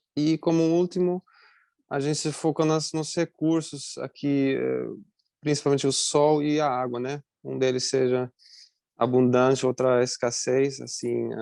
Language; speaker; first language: Portuguese; non-native, fluent; German